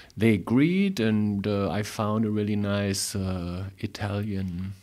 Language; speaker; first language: English; non-native, fluent; German